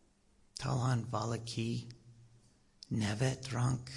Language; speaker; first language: Hungarian; non-native, learner; English